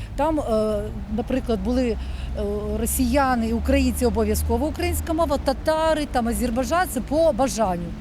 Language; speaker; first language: Ukrainian; native; Ukrainian